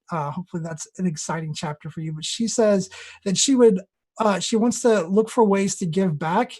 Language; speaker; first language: English; native; English